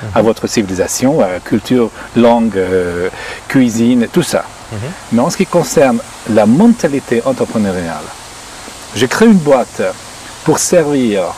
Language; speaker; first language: French; non-native, fluent; Hungarian